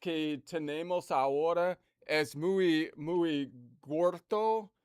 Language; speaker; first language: Spanish; non-native, learner; English